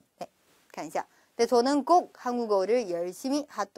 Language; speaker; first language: Korean; non-native, fluent; Chinese